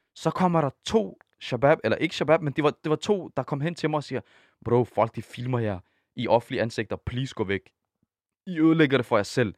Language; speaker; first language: Danish; early bilingual, other home language; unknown